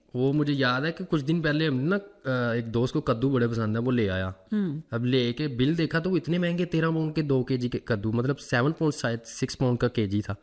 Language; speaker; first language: Urdu; non-native, local second language; Punjabi